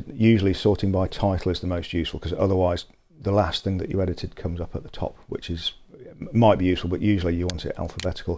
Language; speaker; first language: English; native; English